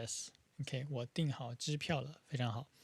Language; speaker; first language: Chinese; native; Chinese